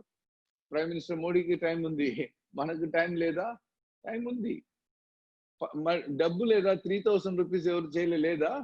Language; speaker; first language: Telugu; non-native, local second language; Tamil